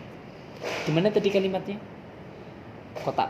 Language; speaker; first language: Indonesian; native; Indonesian